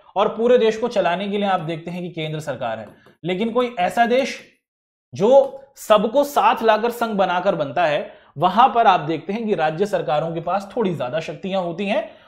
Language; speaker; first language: Hindi; native; Hindi